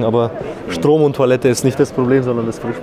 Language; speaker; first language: German; native; German